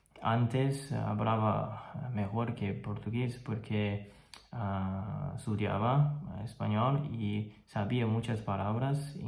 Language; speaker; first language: Spanish; non-native, learner; Chinese